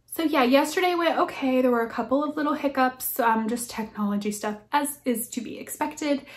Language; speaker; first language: English; native; English